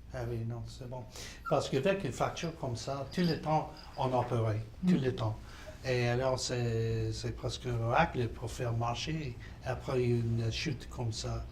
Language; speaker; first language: French; non-native, learner; English